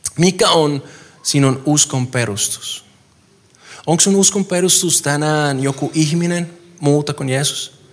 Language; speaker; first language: Finnish; non-native, fluent; Spanish